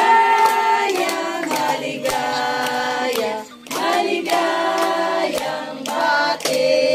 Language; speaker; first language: Filipino; native; Filipino